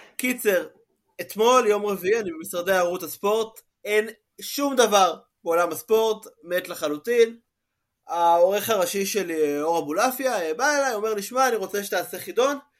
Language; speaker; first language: Hebrew; native; Hebrew